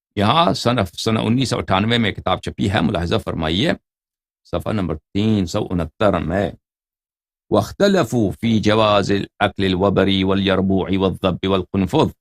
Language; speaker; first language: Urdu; non-native, fluent; Persian